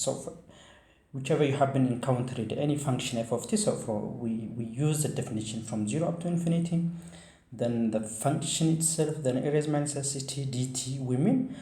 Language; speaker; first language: English; non-native, fluent; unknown